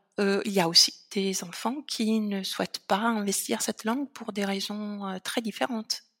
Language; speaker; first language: French; non-native, fluent; Italian